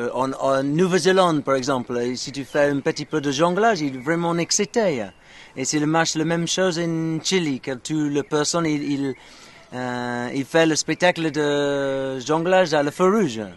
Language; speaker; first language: French; non-native, learner; English